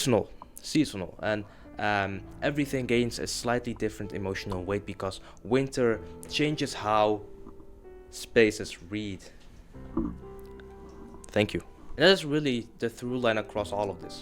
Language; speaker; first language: English; non-native, fluent; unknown